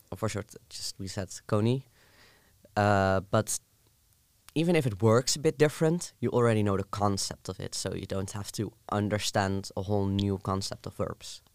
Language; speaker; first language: English; non-native, fluent; Dutch